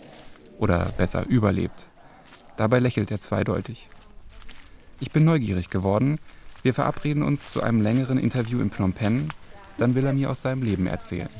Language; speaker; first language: German; native; German